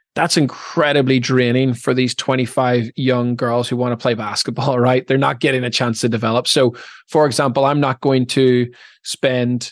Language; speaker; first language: English; native; English